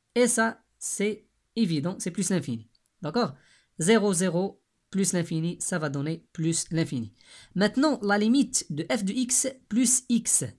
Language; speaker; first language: French; non-native, local second language; Arabic